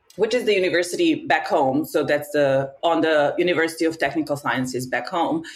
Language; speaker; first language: English; non-native, fluent; Serbian